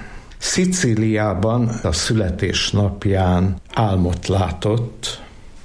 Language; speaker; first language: Hungarian; native; Hungarian